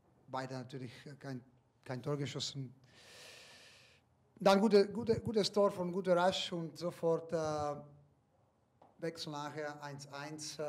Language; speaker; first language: German; non-native, fluent; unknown